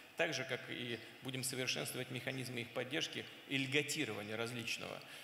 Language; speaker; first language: Russian; native; Russian